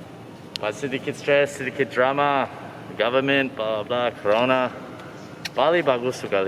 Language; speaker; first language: Indonesian; non-native, learner; English